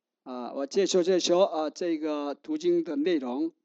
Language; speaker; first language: Chinese; non-native, learner; Korean